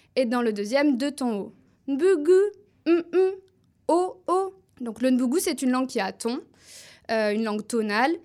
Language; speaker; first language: French; native; French